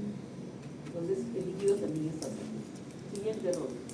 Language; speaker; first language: Spanish; native; Spanish